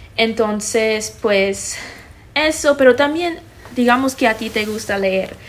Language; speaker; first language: Spanish; non-native, fluent; English